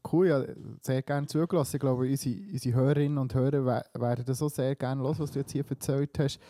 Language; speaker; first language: German; early bilingual, other home language; Swiss German